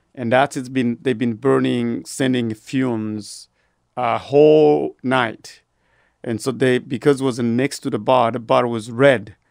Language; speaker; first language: English; non-native, fluent; Rundi